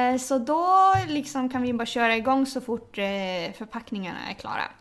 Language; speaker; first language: Swedish; early bilingual, other home language; Thai